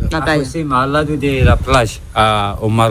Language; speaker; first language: Spanish; non-native, learner; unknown